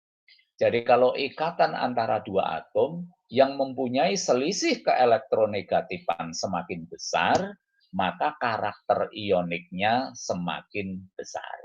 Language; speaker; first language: Indonesian; native; Indonesian